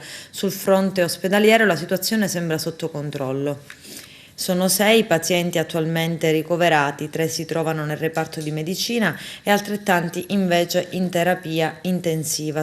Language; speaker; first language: Italian; native; Italian